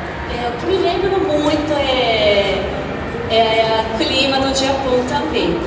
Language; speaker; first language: Portuguese; non-native, fluent; Japanese